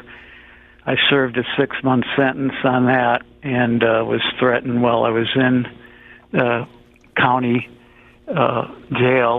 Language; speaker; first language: English; native; English